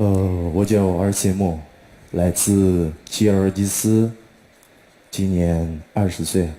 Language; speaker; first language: Chinese; non-native, fluent; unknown